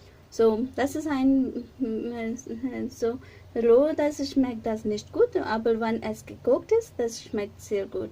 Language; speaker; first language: German; non-native, learner; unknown